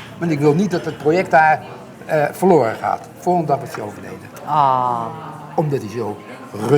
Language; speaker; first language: Dutch; native; Dutch